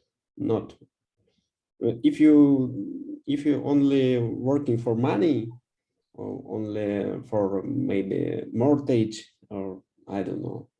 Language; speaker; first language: English; non-native, learner; Russian